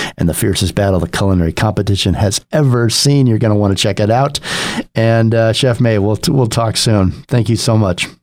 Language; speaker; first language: English; native; English